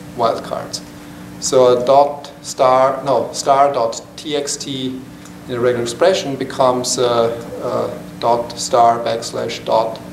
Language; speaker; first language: English; non-native, fluent; German